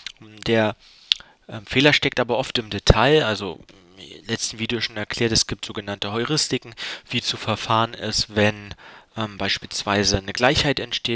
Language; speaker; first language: German; native; German